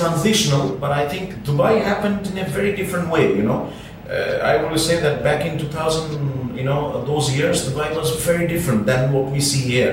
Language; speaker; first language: English; non-native, local second language; Bangla